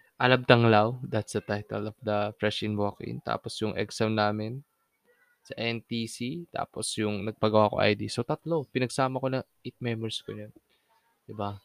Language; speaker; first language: Filipino; non-native, local second language; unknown